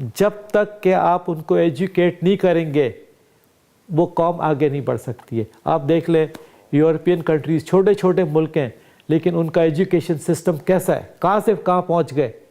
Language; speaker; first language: Urdu; native; Urdu